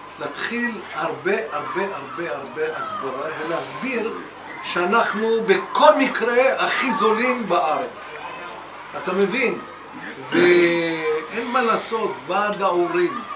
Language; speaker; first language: Hebrew; native; Hebrew